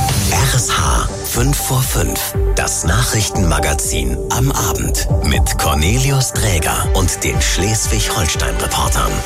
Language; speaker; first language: German; native; German